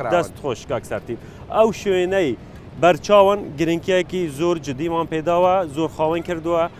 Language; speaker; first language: Central Kurdish; non-native, local second language; Kurdish